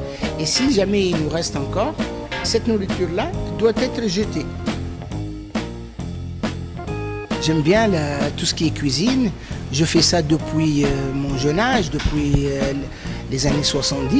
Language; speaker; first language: French; native; French